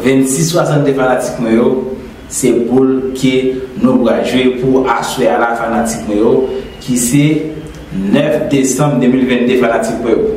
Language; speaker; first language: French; non-native, local second language; Haitian Creole